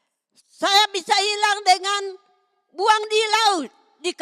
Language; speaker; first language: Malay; non-native, local second language; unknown